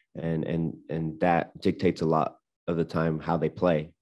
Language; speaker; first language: English; early bilingual, other home language; Spanish